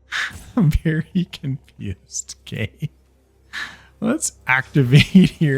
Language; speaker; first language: English; native; English